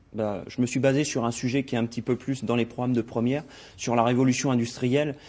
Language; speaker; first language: French; native; French